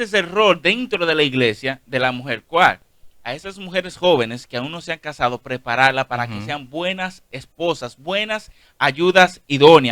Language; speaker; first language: Spanish; native; Spanish